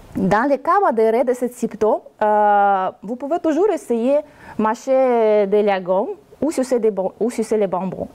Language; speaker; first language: French; non-native, fluent; Russian